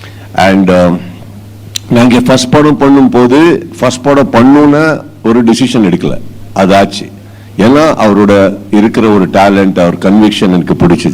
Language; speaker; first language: Tamil; non-native, fluent; Kannada